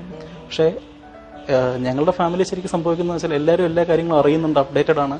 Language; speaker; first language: Malayalam; native; Malayalam